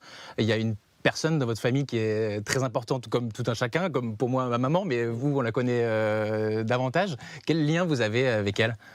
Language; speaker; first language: French; native; French